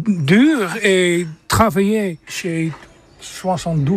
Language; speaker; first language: French; non-native, learner; Dutch